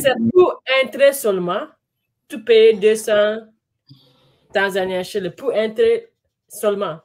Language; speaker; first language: French; non-native, learner; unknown